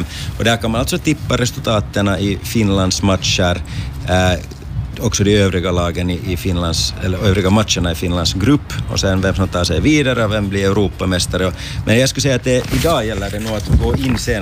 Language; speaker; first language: Swedish; native; Swedish